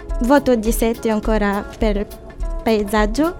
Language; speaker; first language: Italian; non-native, fluent; Arabic